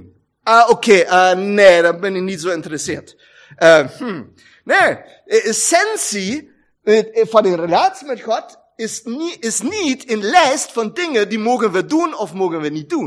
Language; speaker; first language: German; non-native, learner; Dutch